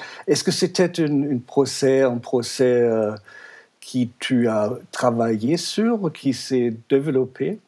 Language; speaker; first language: French; non-native, fluent; German